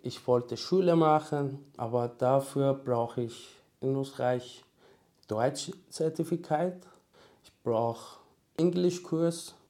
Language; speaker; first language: German; non-native, learner; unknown